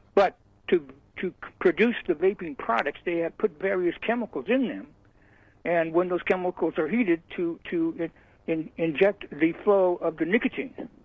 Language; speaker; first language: English; early bilingual, other home language; Norwegian